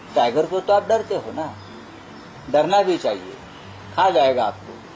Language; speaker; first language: Hindi; non-native, local second language; Marathi